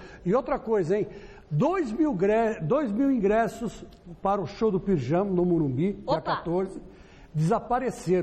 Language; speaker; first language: Portuguese; native; Portuguese